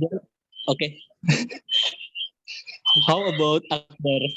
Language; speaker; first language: English; non-native, learner; Indonesian